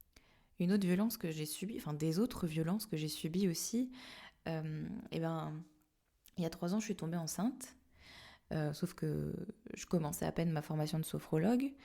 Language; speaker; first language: French; native; French